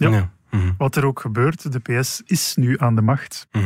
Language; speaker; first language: Dutch; native; Dutch